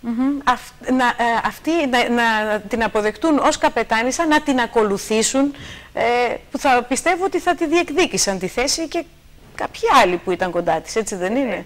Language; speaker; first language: Greek; native; Greek